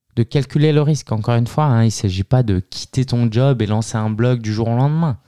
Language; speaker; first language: French; native; French